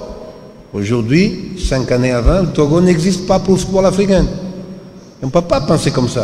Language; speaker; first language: French; non-native, learner; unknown